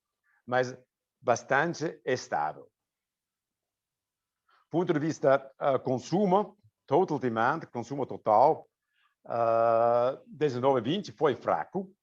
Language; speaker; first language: Portuguese; non-native, fluent; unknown